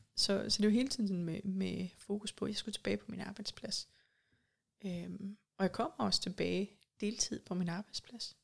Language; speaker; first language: Danish; native; Danish